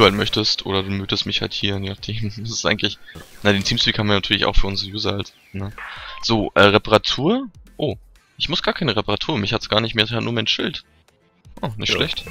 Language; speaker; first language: German; native; German